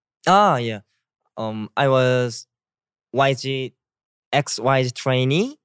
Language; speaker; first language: English; non-native, learner; Korean